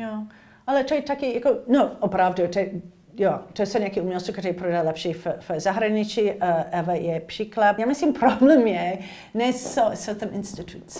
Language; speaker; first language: Czech; non-native, learner; English